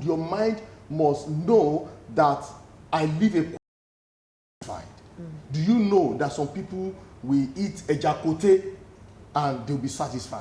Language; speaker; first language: English; non-native, local second language; Yoruba